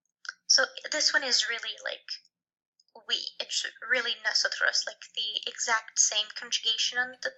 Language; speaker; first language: English; non-native, fluent; French